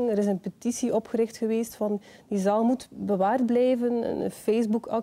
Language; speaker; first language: Dutch; native; Dutch